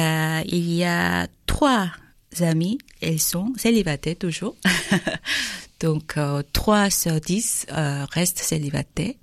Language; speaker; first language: French; non-native, fluent; Korean